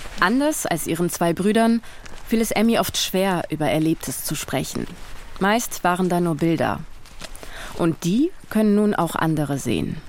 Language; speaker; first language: German; native; German